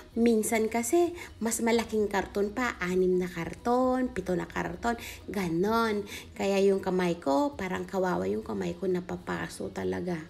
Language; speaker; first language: Filipino; non-native, local second language; Iloko